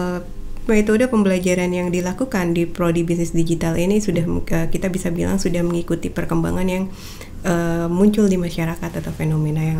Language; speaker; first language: Indonesian; native; Indonesian